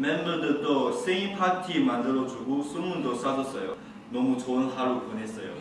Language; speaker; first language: Korean; non-native, learner; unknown